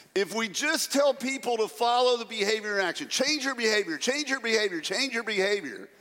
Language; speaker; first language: English; native; English